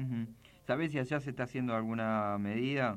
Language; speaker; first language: Spanish; native; Spanish